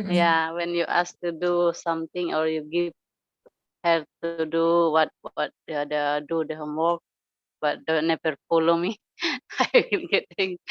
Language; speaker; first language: English; non-native, learner; Indonesian